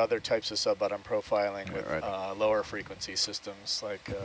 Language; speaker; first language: English; native; English